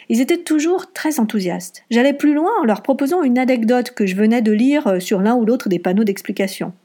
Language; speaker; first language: French; native; French